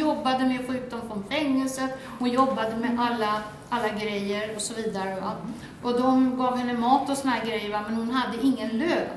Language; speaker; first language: Swedish; non-native, fluent; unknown